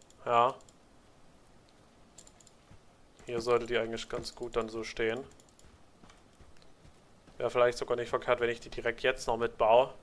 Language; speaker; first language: German; native; German